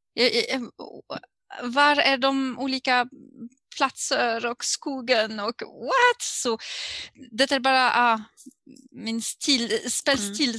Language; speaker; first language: Swedish; non-native, fluent; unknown